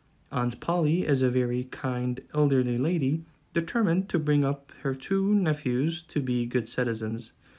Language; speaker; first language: English; non-native, fluent; Arabic